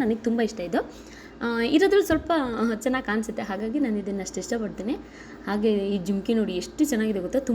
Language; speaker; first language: Kannada; native; Kannada